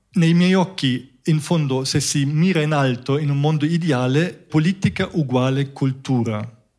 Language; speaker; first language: Italian; non-native, fluent; German